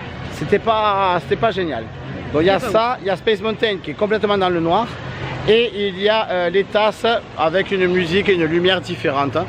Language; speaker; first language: French; native; French